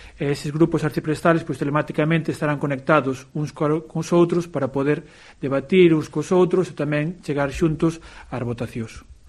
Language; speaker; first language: Galician; native; Galician